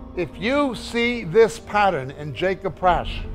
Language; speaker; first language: English; native; English